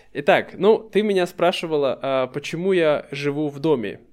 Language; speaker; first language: Russian; native; Russian